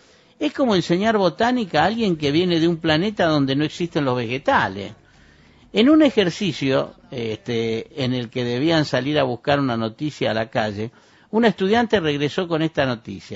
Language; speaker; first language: Spanish; native; Spanish